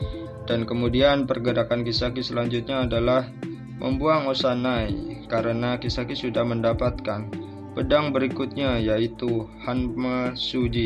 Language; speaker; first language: Indonesian; native; Indonesian